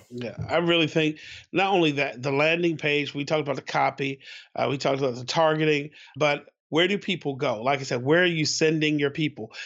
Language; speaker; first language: English; native; English